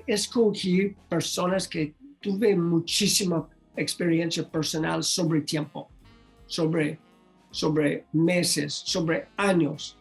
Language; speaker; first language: Spanish; non-native, learner; English